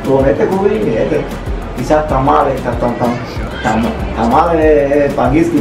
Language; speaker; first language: Russian; non-native, learner; Spanish